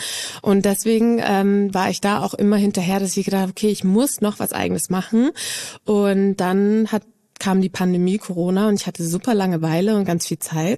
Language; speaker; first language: German; native; German